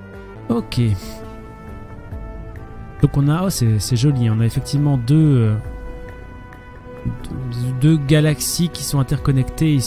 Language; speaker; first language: French; native; French